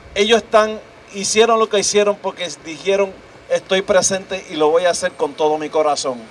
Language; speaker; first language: Spanish; early bilingual, heritage; Spanish